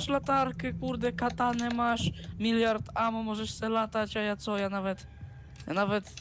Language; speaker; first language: Polish; native; Polish